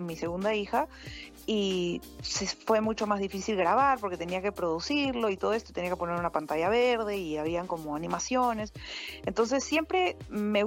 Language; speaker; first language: Spanish; native; Spanish